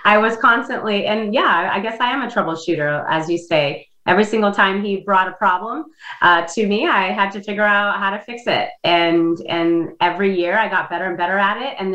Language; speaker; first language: English; non-native, fluent; Indonesian